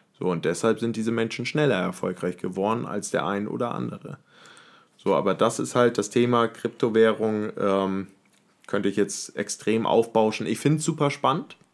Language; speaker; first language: German; native; German